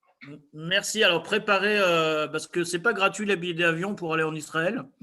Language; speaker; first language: French; native; French